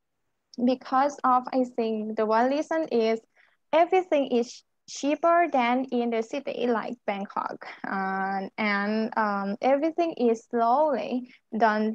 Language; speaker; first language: English; non-native, learner; Thai